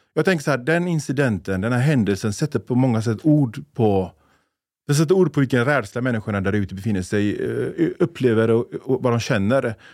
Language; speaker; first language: Swedish; early bilingual, other home language; Persian